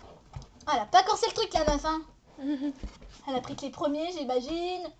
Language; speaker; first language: French; native; French